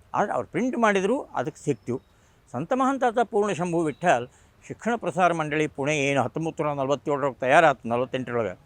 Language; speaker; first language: Kannada; non-native, local second language; Marathi